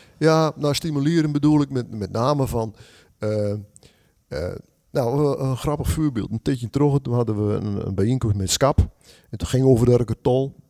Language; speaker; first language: Dutch; native; Dutch